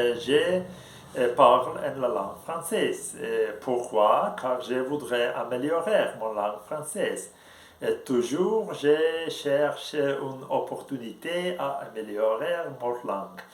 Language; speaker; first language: French; non-native, learner; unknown